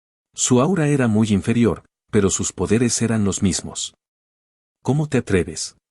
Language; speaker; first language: Spanish; native; Spanish